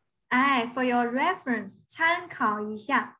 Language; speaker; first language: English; non-native, fluent; Chinese